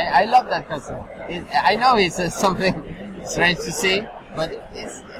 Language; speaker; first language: English; non-native, learner; Spanish